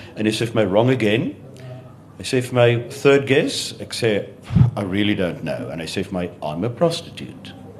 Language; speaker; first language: English; non-native, local second language; Afrikaans